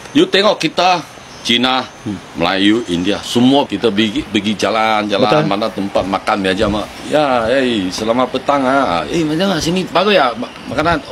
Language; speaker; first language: Malay; non-native, local second language; Chinese